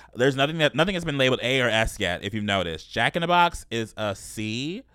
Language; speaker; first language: English; native; English